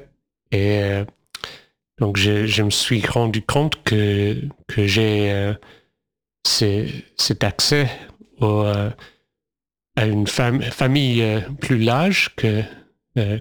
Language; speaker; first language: French; non-native, fluent; English